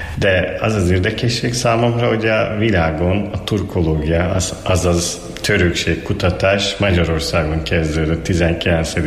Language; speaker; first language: Hungarian; non-native, fluent; Turkish